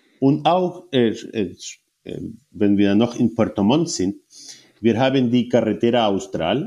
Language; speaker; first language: German; non-native, learner; Spanish